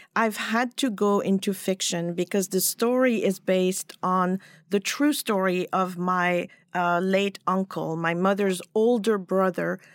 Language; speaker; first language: English; non-native, fluent; French